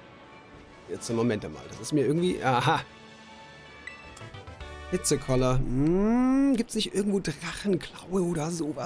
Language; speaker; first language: German; native; German